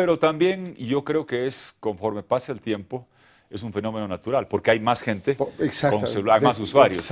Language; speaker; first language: Spanish; native; Spanish